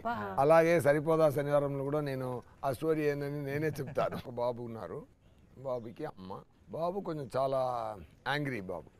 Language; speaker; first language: Telugu; non-native, learner; Tamil